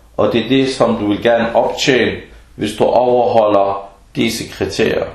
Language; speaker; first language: Danish; early bilingual, other home language; Arabic